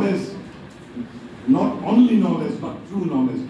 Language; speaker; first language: English; non-native, local second language; Assamese